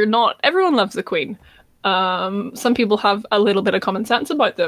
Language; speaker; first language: English; native; English